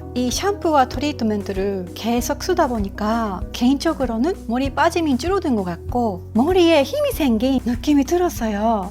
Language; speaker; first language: Korean; non-native, fluent; Japanese